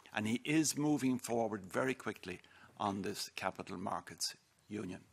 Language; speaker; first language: English; native; English